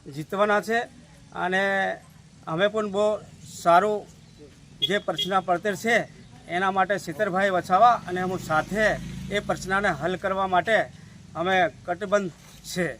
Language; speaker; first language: Gujarati; non-native, local second language; Rathawi